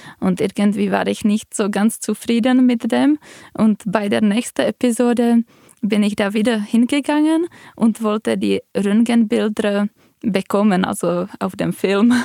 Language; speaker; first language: German; non-native, fluent; Czech